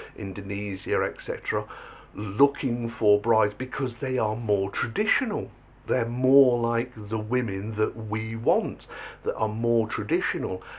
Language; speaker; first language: English; native; English